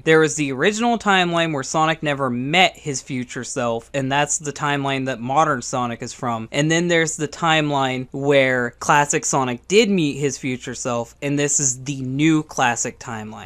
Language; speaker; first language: English; native; English